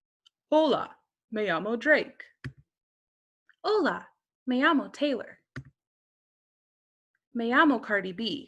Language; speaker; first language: Spanish; non-native, learner; English